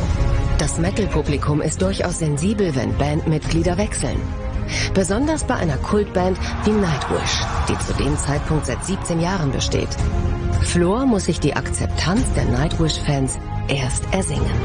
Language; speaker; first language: German; native; German